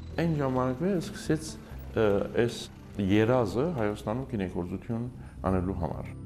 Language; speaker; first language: Armenian; early bilingual, heritage; Armenian